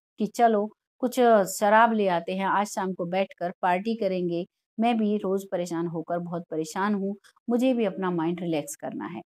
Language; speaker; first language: Hindi; native; Hindi